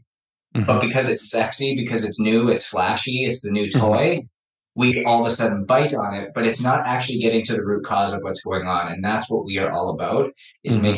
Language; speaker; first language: English; native; English